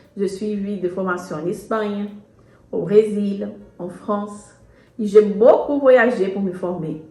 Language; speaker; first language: French; non-native, fluent; Portuguese